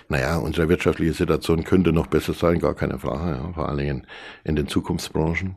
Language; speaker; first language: German; native; German